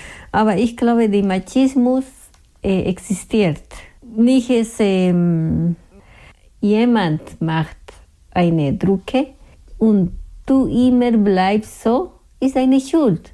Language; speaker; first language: German; non-native, learner; Spanish